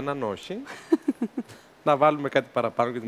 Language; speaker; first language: Greek; native; Greek